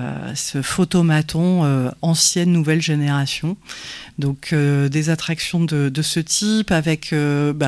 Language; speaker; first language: French; native; French